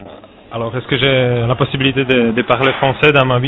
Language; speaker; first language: French; non-native, fluent; Czech